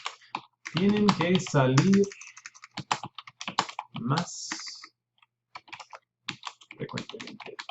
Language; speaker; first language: Spanish; non-native, fluent; English